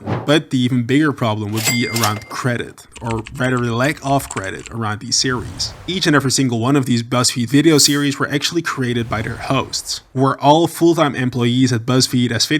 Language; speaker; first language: English; native; English